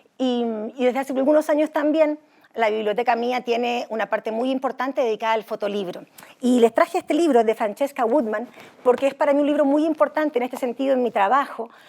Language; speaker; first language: Spanish; native; Spanish